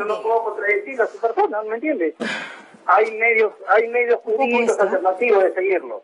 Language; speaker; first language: Spanish; native; Spanish